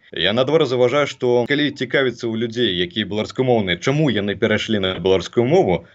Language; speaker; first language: Belarusian; non-native, local second language; Russian